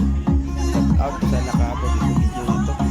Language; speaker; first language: Filipino; non-native, local second language; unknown